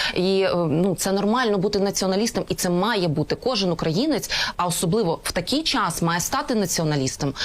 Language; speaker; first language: Ukrainian; non-native, local second language; Russian